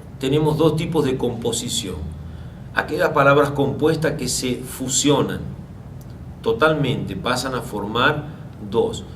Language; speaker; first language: Spanish; non-native, fluent; Portuguese